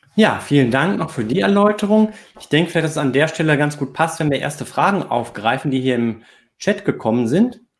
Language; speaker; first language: German; native; German